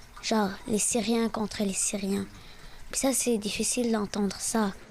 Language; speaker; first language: French; early bilingual, other home language; Arabic